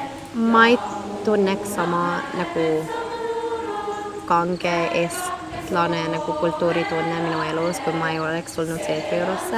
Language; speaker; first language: Estonian; early bilingual, heritage; Estonian